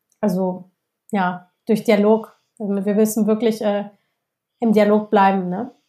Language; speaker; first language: German; non-native, fluent; Spanish